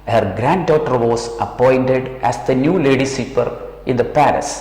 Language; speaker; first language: English; non-native, local second language; Malayalam